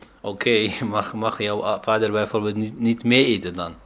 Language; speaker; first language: Dutch; non-native, fluent; Arabic